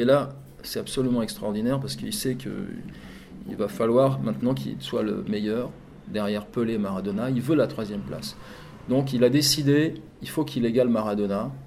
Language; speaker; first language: French; native; French